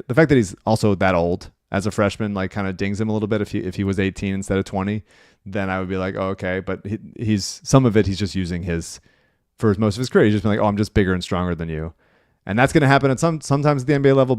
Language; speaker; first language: English; native; English